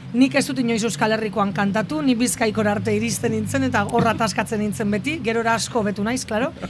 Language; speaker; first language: Basque; native; Basque